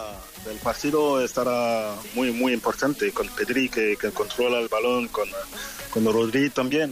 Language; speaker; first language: Spanish; non-native, learner; French